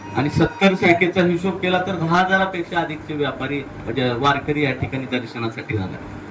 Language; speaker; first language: Marathi; native; Marathi